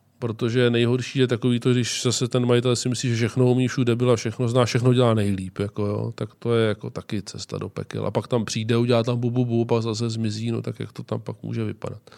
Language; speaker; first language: Czech; native; Czech